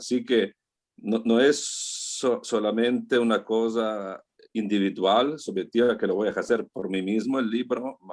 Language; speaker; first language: Spanish; non-native, learner; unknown